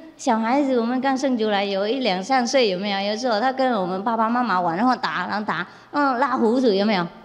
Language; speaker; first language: Chinese; non-native, fluent; Vietnamese